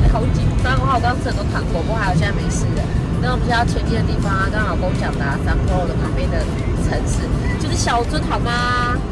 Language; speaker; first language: Chinese; native; Chinese